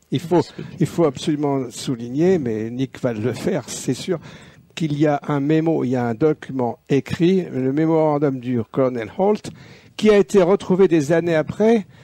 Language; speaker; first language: French; native; French